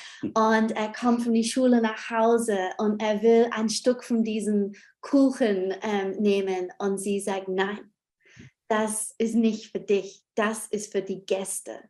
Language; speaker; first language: German; non-native, fluent; English